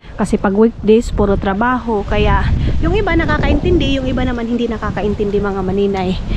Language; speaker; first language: Filipino; non-native, local second language; Cebuano